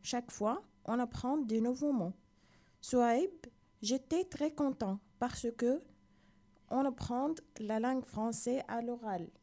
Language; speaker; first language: French; non-native, learner; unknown